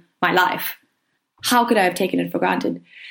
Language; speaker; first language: English; native; English